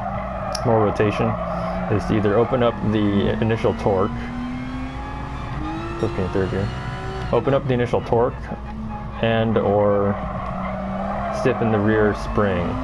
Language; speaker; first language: English; native; English